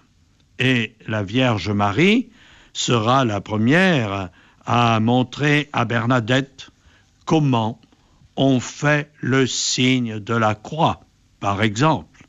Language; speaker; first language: French; native; French